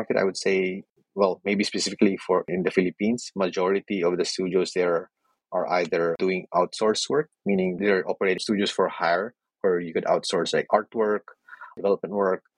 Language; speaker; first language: English; non-native, local second language; Filipino